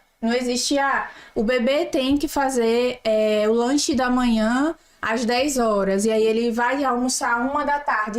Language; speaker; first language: Portuguese; native; Portuguese